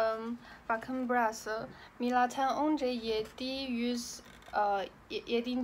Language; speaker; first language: Turkish; non-native, learner; Chinese